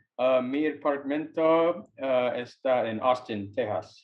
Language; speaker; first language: Spanish; non-native, learner; English